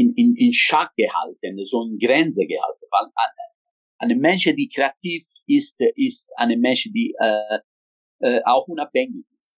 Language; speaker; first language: German; non-native, fluent; Italian